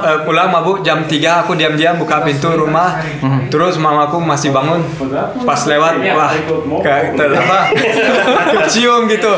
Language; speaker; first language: Indonesian; early bilingual, heritage; German